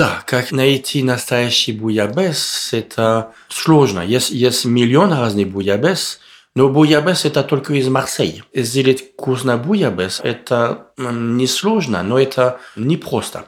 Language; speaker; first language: Russian; non-native, learner; French